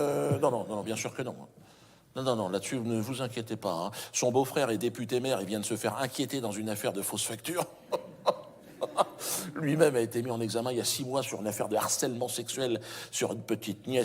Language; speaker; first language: French; native; French